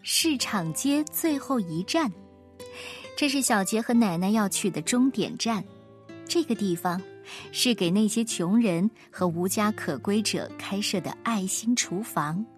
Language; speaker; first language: Chinese; native; Chinese